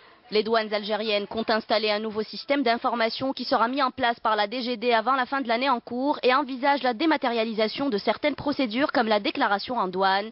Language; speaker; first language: French; non-native, local second language; Arabic